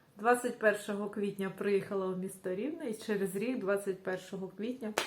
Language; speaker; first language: Ukrainian; native; Ukrainian